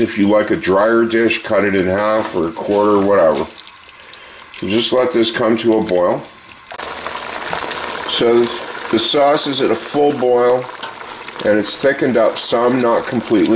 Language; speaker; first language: English; native; English